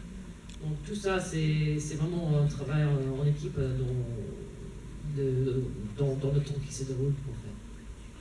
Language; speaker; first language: French; non-native, fluent; English